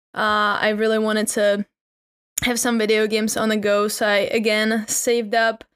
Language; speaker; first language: English; non-native, fluent; Czech